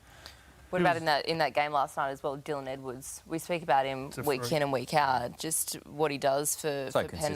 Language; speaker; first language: English; native; English